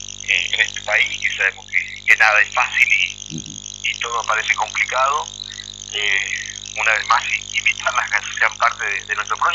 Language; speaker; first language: Spanish; native; Spanish